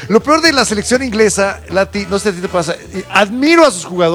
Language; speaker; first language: Spanish; native; Spanish